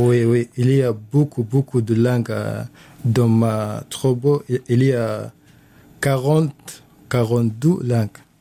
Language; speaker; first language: French; non-native, learner; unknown